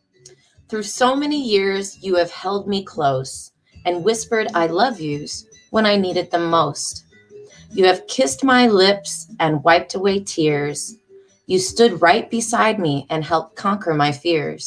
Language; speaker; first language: English; native; English